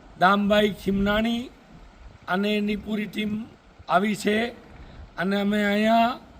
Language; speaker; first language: Gujarati; non-native, local second language; Sindhi